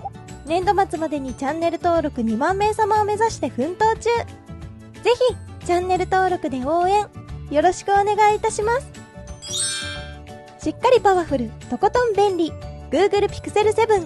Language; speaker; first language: Japanese; native; Japanese